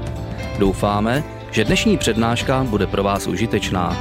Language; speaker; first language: Czech; native; Czech